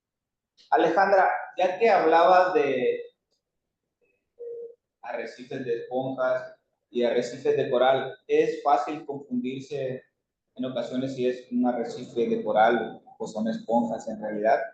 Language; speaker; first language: Spanish; native; Spanish